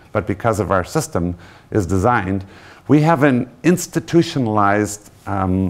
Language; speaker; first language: English; native; English